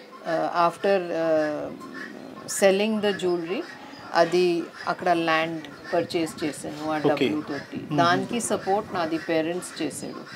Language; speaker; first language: Telugu; non-native, learner; Hindi